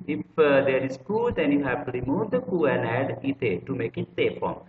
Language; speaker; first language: English; non-native, local second language; Nepali